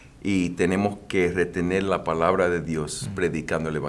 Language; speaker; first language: Spanish; early bilingual, heritage; Spanish